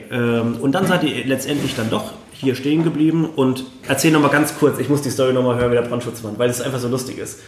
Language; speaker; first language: German; native; German